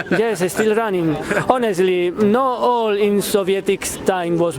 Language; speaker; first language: English; non-native, learner; Spanish